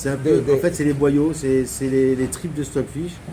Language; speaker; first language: French; native; French